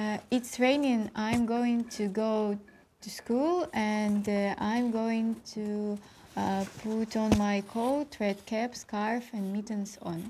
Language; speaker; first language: English; non-native, learner; Ukrainian